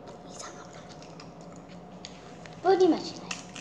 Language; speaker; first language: Korean; early bilingual, heritage; Korean